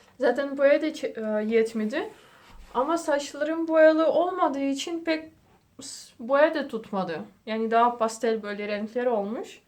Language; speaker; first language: Turkish; non-native, fluent; Russian